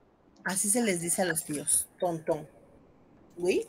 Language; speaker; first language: Spanish; native; Spanish